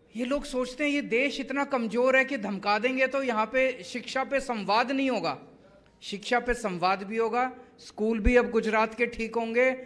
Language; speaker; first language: Hindi; native; Hindi